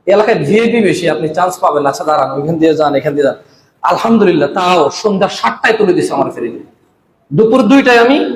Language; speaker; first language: Bangla; early bilingual, heritage; Bangla